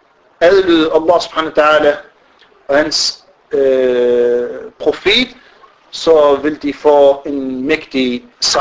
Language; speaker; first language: Danish; non-native, fluent; Arabic